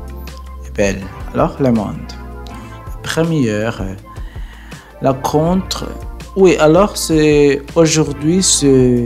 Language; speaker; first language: French; non-native, learner; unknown